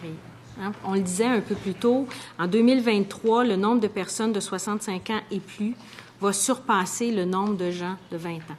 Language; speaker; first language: French; native; French